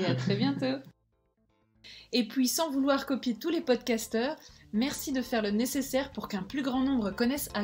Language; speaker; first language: French; native; French